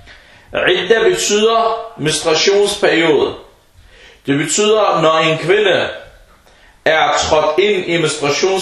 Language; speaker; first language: Danish; early bilingual, other home language; Arabic